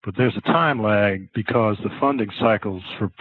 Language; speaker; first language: English; native; English